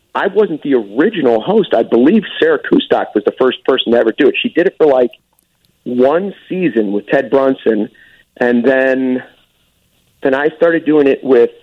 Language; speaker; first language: English; native; English